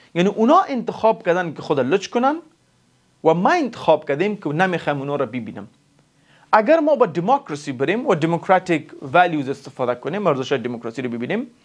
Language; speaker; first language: Persian; non-native, local second language; Pashto